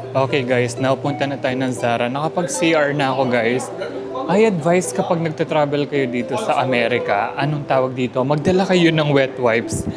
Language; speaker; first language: Filipino; native; Filipino